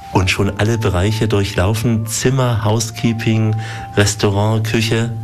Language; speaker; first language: German; native; German